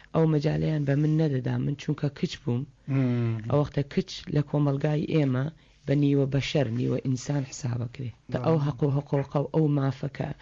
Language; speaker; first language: Central Kurdish; native; Central Kurdish